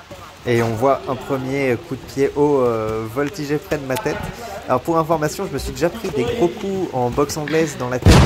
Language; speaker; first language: French; native; French